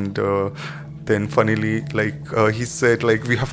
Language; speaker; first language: English; non-native, local second language; Hindi